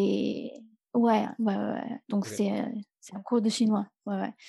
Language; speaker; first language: French; non-native, fluent; English